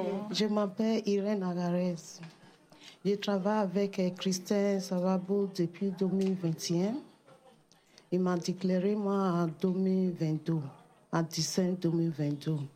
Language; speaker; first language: French; non-native, learner; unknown